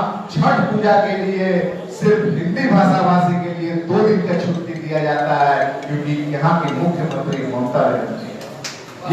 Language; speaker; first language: Hindi; native; Hindi